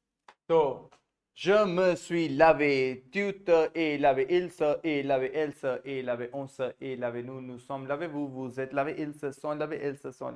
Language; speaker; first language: French; non-native, fluent; Hindi